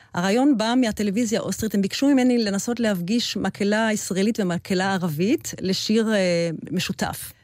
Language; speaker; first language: Hebrew; early bilingual, heritage; Hebrew